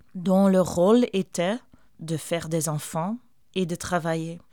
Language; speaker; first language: French; non-native, fluent; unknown